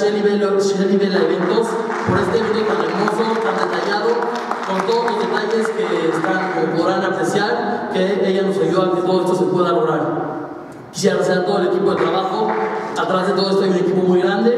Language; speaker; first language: Spanish; native; Spanish